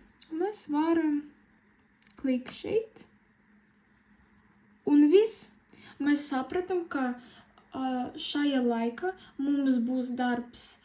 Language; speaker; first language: Latvian; non-native, learner; Russian